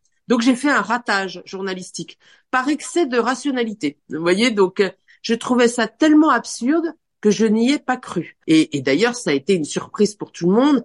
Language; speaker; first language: French; native; French